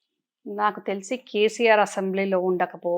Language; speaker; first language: Telugu; native; Telugu